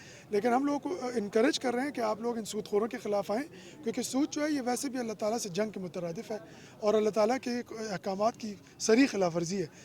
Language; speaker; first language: Urdu; non-native, local second language; Pashto